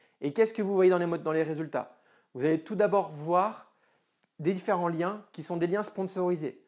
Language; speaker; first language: French; native; French